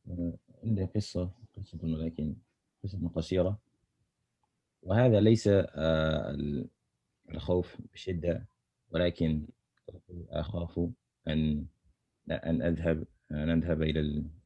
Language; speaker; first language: Arabic; non-native, learner; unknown